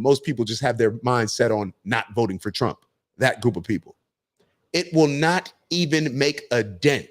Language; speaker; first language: English; native; English